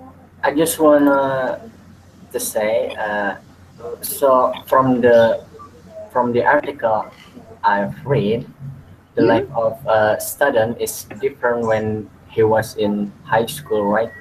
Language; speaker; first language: English; non-native, learner; Indonesian